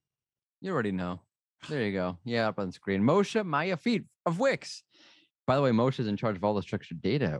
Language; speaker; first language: English; native; English